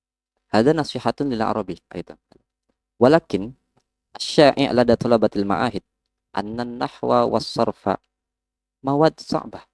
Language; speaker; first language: Arabic; non-native, learner; Indonesian